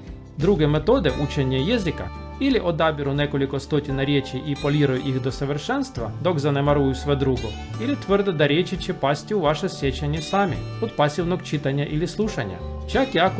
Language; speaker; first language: Croatian; non-native, learner; Russian